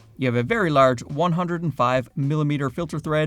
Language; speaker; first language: English; native; English